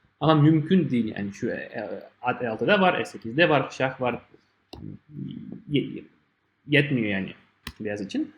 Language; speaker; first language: Turkish; non-native, fluent; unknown